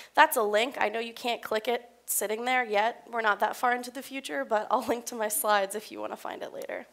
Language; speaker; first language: English; native; English